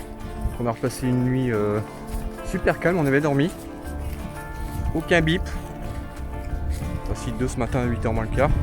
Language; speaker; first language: French; native; French